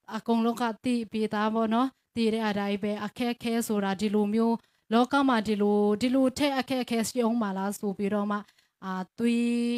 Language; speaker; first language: Burmese; non-native, local second language; Tedim Chin